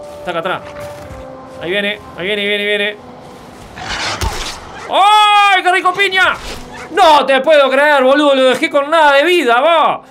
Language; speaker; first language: Spanish; native; Spanish